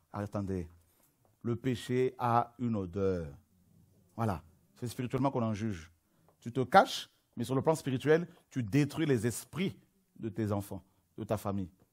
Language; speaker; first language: French; non-native, local second language; Lingala